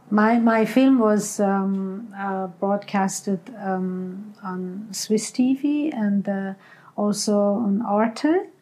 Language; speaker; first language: English; non-native, fluent; Persian